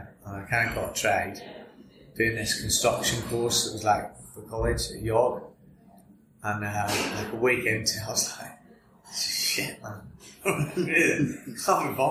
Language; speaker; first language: English; native; English